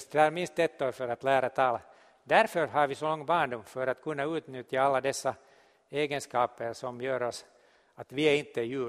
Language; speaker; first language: Swedish; non-native, local second language; Finnish